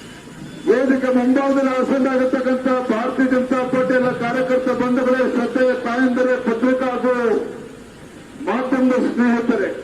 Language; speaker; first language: Kannada; native; Kannada